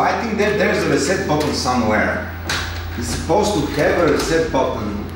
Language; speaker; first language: English; non-native, fluent; Bulgarian